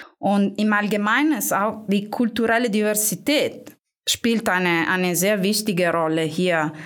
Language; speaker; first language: German; non-native, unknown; Italian